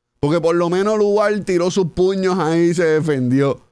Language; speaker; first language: Spanish; native; Spanish